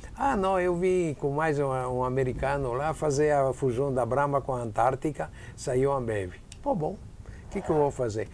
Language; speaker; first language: Portuguese; non-native, fluent; Italian